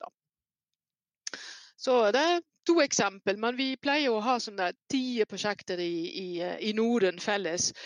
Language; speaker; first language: Norwegian; non-native, fluent; Dutch